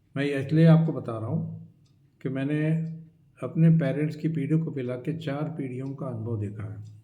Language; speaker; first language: Hindi; non-native, local second language; Marathi